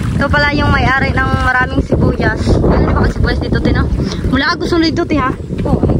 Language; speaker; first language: Filipino; non-native, local second language; Cebuano